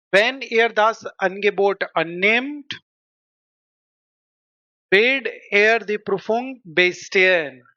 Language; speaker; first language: German; non-native, fluent; Hindi